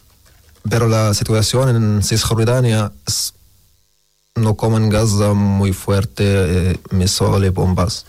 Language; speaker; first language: Spanish; non-native, learner; Arabic